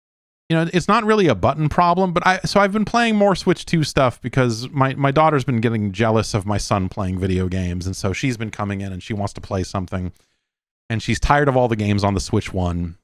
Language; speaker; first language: English; native; English